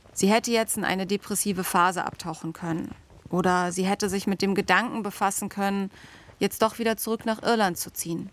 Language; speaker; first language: German; native; German